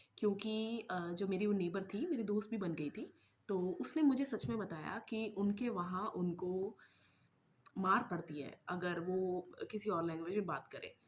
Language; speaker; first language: Hindi; non-native, local second language; Malayalam